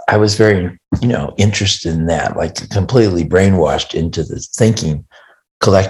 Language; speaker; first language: English; native; English